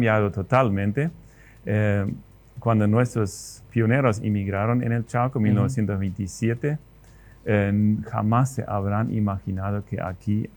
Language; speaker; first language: Spanish; non-native, local second language; Plautdietsch